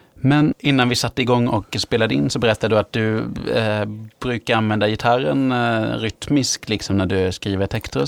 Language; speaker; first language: Swedish; native; Swedish